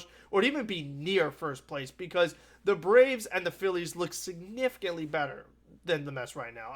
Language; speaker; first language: English; native; English